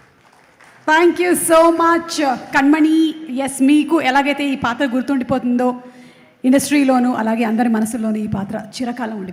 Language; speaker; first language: Telugu; native; Telugu